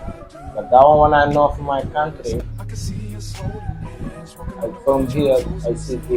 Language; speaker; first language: English; non-native, learner; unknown